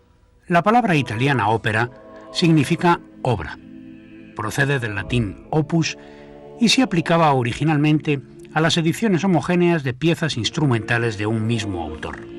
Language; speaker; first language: Spanish; native; Spanish